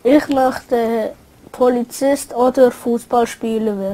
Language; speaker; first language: German; early bilingual, other home language; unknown